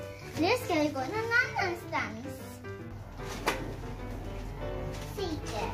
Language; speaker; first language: Swedish; early bilingual, other home language; Hungarian